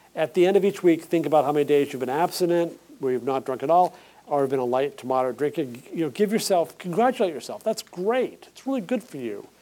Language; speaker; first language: English; native; English